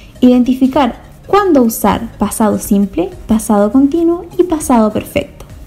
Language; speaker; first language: Spanish; native; Spanish